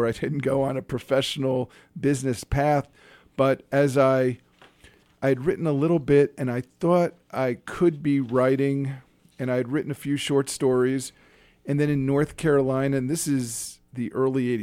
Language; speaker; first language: English; native; English